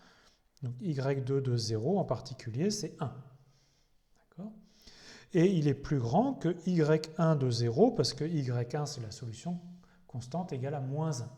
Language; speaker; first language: French; native; French